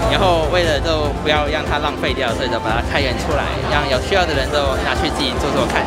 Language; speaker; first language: Chinese; non-native, local second language; Cantonese